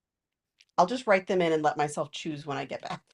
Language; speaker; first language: English; native; English